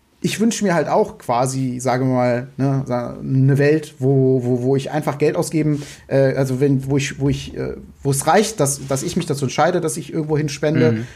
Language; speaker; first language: German; native; German